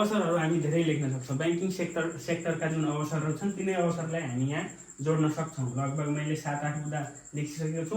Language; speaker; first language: Nepali; native; Nepali